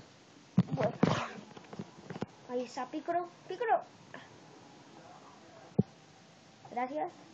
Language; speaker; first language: Spanish; native; Spanish